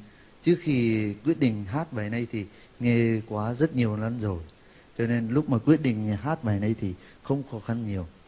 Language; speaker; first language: Vietnamese; non-native, fluent; Turkish